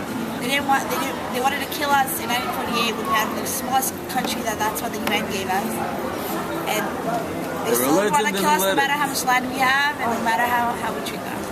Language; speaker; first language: English; non-native, fluent; Hebrew